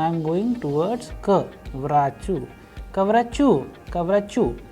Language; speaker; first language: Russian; non-native, fluent; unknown